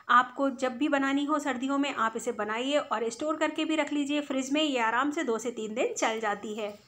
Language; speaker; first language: Hindi; native; Hindi